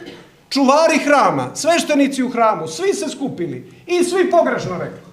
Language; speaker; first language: Croatian; native; Croatian